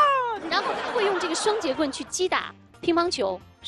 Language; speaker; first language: Chinese; native; Chinese